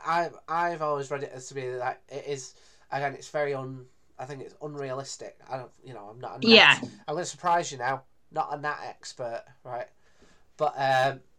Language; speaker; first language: English; native; English